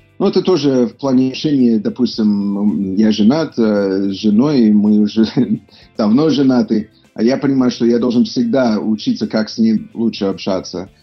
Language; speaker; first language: Russian; non-native, fluent; English